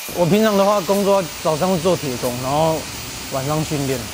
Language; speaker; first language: Chinese; native; Chinese